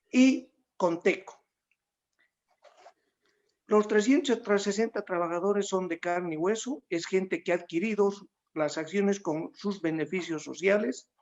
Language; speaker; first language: Spanish; native; Spanish